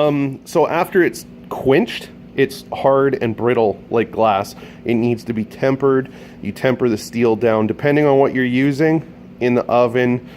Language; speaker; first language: English; native; English